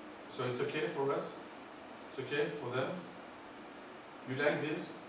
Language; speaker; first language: English; non-native, fluent; Greek